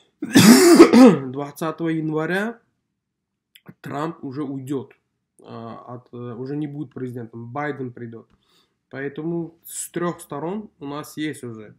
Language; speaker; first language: Russian; non-native, local second language; Uzbek